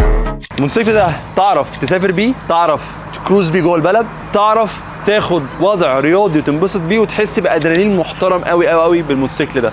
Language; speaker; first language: Arabic; native; Arabic